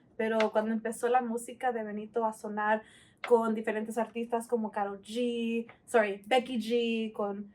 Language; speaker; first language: Spanish; early bilingual, heritage; Spanish